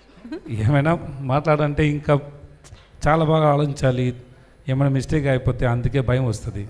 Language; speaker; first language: Telugu; non-native, local second language; Tamil